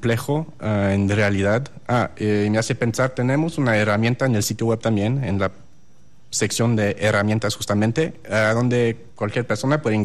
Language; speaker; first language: Spanish; non-native, fluent; French